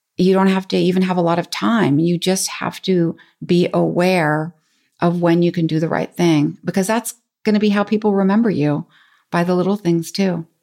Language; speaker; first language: English; native; English